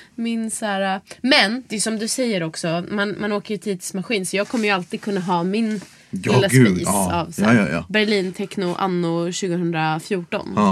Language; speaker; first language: Swedish; native; Swedish